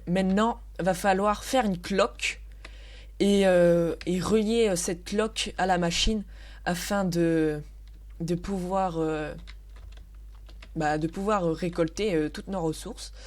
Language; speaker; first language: French; native; French